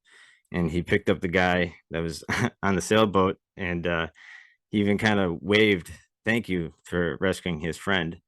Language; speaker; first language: English; native; English